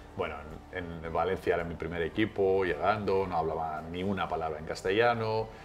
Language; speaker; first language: Spanish; non-native, fluent; Greek